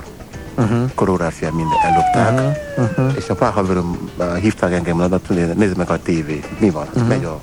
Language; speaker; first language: Hungarian; non-native, learner; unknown